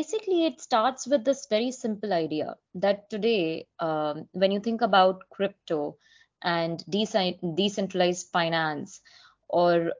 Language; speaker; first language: English; non-native, local second language; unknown